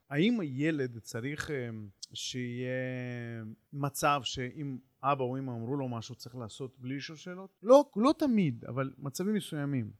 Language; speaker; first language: Hebrew; native; Hebrew